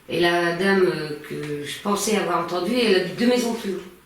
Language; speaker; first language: French; native; French